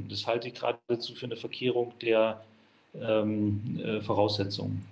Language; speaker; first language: German; native; German